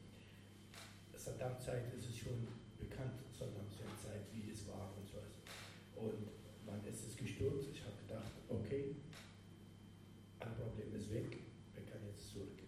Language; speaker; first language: German; non-native, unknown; Arabic